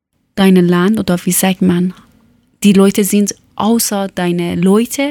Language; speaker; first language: German; non-native, learner; Persian